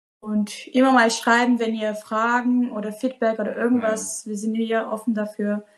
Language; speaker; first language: German; non-native, fluent; Portuguese